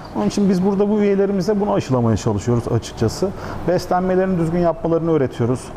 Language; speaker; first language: Turkish; native; Turkish